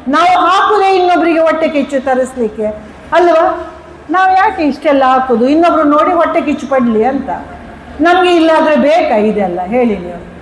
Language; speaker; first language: Kannada; non-native, local second language; Konkani